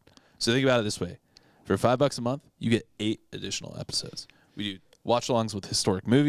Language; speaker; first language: English; native; English